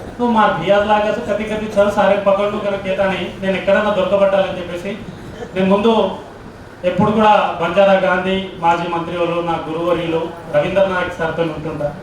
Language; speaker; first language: Telugu; non-native, local second language; Lambadi